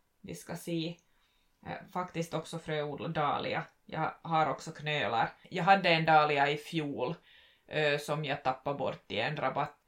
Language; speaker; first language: Swedish; native; Swedish